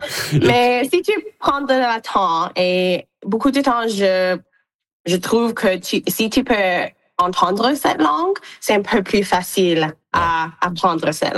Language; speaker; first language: French; non-native, local second language; English